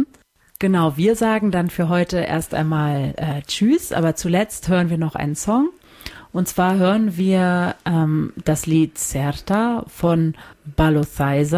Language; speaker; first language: German; native; German